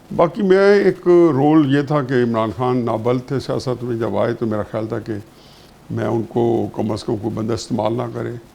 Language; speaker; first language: Urdu; non-native, local second language; Saraiki